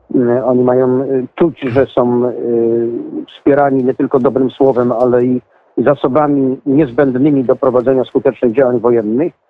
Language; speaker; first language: Polish; native; Polish